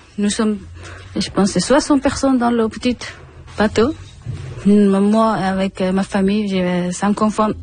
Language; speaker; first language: French; non-native, learner; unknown